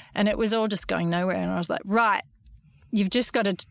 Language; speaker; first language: English; native; English